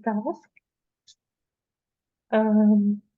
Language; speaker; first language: English; non-native, learner; Russian